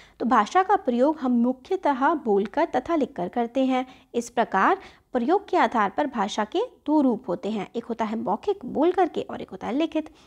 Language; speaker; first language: Hindi; native; Hindi